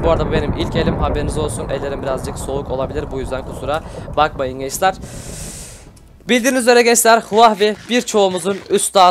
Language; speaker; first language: Turkish; native; Turkish